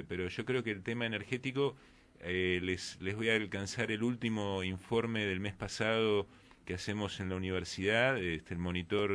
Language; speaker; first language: Spanish; native; Spanish